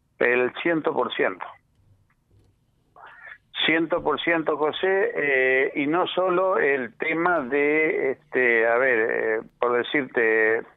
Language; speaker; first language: Spanish; native; Spanish